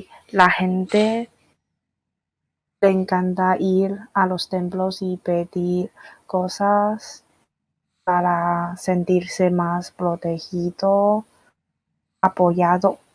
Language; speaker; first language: Spanish; non-native, fluent; Chinese